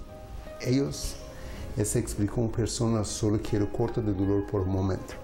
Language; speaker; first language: Spanish; non-native, learner; Persian